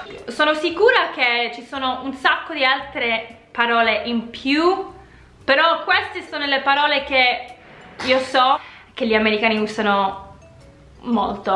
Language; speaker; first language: Italian; non-native, fluent; English